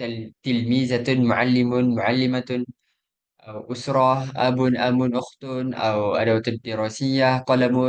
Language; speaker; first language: Arabic; non-native, learner; Malay